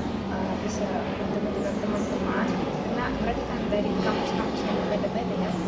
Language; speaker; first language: Indonesian; non-native, fluent; Russian